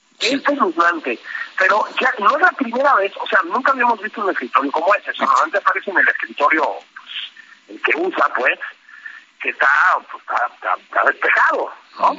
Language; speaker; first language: Spanish; native; Spanish